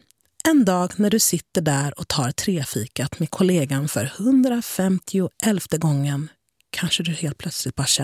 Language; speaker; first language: Swedish; native; Swedish